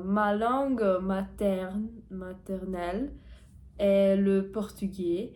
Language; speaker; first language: French; non-native, learner; Portuguese